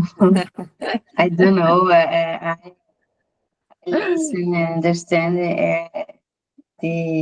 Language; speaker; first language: English; non-native, learner; Portuguese